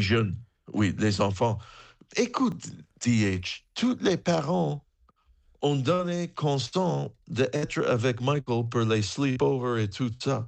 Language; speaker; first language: French; non-native, fluent; English